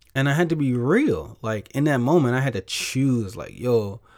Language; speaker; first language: English; native; English